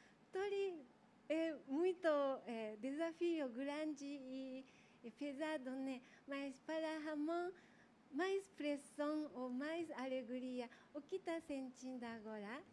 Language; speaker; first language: Portuguese; non-native, learner; Japanese